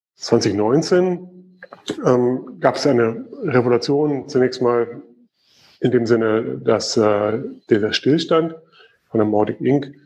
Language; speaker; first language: German; native; German